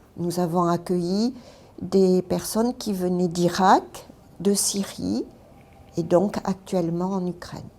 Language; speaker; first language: French; native; French